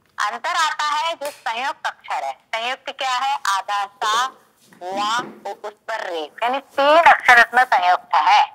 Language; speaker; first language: Hindi; native; Hindi